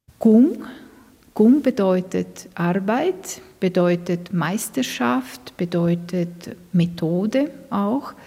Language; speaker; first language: German; non-native, fluent; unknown